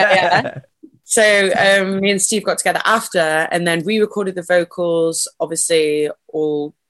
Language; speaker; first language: English; native; English